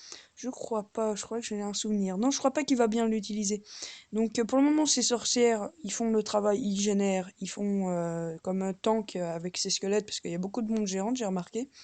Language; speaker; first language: French; native; French